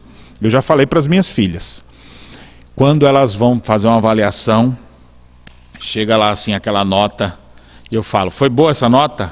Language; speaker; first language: Portuguese; native; Portuguese